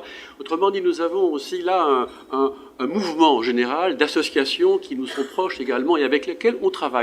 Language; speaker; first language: French; native; French